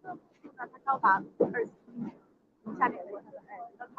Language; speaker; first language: Chinese; native; Chinese